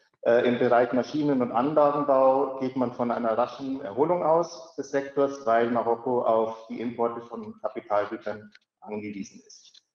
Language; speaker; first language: German; native; German